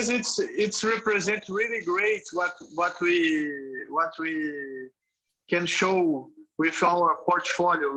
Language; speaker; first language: English; non-native, fluent; Portuguese